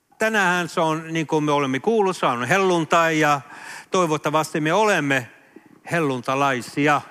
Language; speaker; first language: Finnish; early bilingual, heritage; Finnish